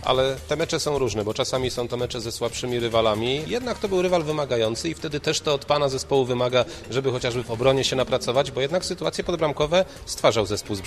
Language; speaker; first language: Polish; native; Polish